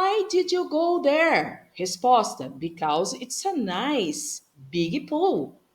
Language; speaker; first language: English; non-native, fluent; Portuguese